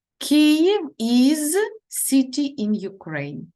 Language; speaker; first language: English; non-native, learner; Ukrainian